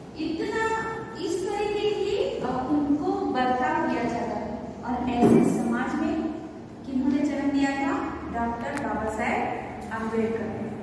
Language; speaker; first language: Hindi; non-native, local second language; Marathi